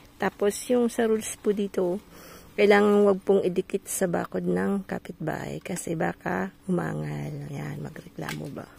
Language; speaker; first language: Filipino; non-native, local second language; Bikol